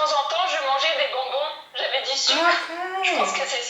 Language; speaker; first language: French; early bilingual, heritage; Portuguese